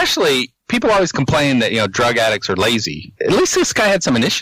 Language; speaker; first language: English; native; English